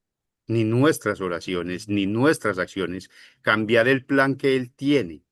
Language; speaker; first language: Spanish; native; Spanish